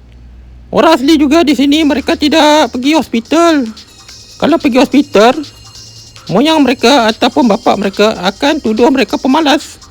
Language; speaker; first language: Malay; non-native, local second language; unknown